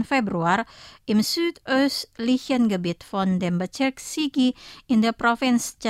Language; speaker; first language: German; non-native, fluent; Indonesian